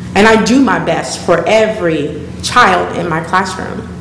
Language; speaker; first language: English; native; English